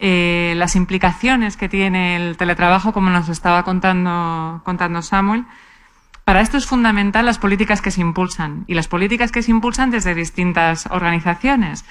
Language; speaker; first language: Spanish; native; Spanish